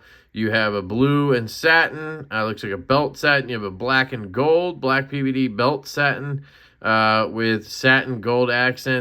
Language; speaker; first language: English; native; English